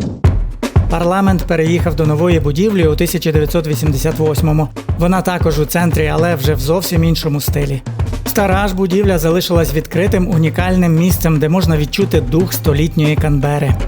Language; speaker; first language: Ukrainian; native; Ukrainian